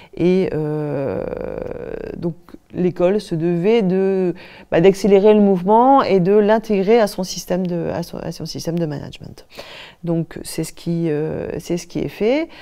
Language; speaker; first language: French; native; French